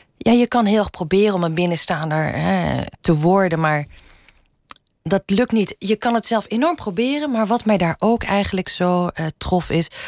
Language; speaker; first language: Dutch; non-native, local second language; Limburgish